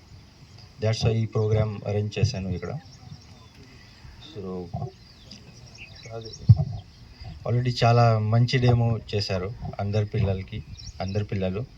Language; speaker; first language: Telugu; non-native, learner; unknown